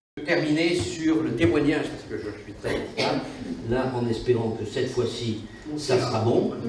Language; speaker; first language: French; native; French